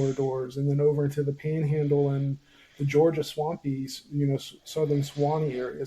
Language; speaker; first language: English; native; English